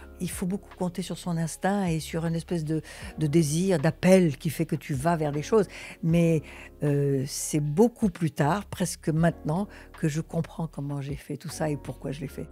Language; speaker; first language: French; early bilingual, other home language; Russian